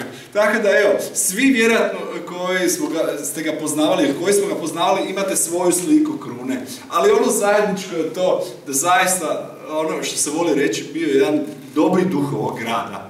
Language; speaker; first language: Serbian; native; Serbian